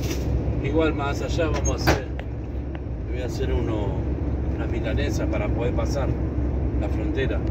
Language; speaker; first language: Spanish; native; Spanish